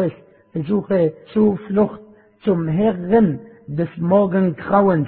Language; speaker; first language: German; non-native, fluent; Arabic